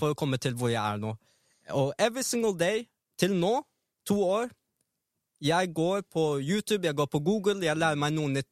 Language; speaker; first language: Norwegian; early bilingual, other home language; Arabic